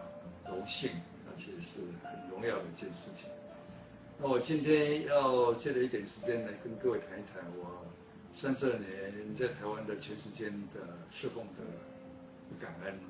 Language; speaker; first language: Chinese; native; Chinese